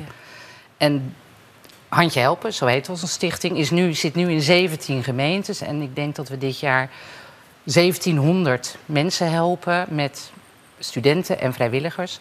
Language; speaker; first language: Dutch; native; Dutch